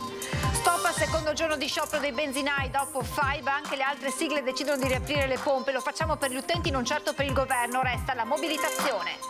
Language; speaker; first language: Italian; native; Italian